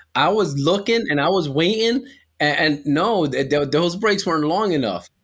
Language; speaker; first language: English; early bilingual, other home language; Spanish